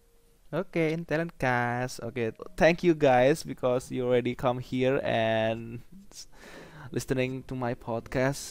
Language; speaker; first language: English; non-native, learner; Indonesian